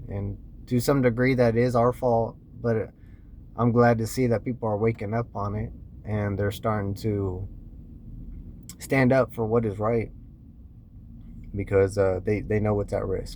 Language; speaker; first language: English; native; English